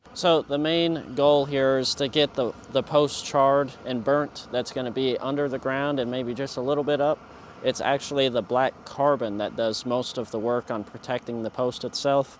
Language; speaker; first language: English; native; English